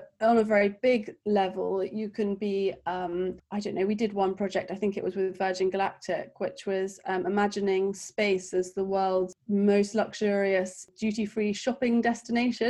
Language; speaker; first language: English; native; English